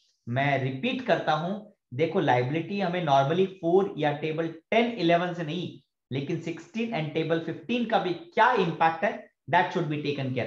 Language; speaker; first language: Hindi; native; Hindi